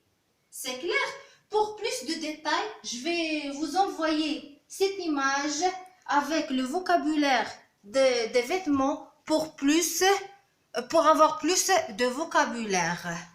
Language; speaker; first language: French; non-native, local second language; Arabic